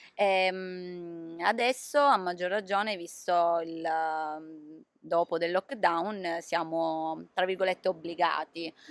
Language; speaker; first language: Italian; native; Italian